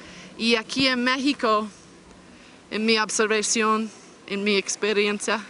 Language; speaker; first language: Spanish; non-native, learner; English